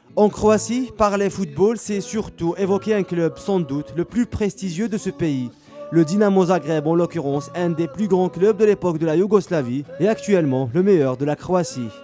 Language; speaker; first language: French; non-native, local second language; Arabic